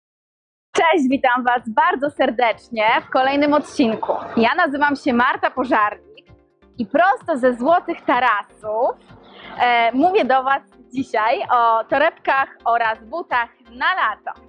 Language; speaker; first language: Polish; native; Polish